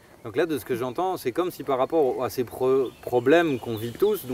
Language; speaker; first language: French; native; French